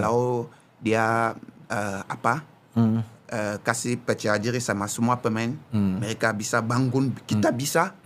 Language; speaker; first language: Indonesian; non-native, learner; Japanese